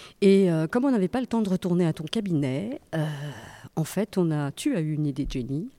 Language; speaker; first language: French; native; French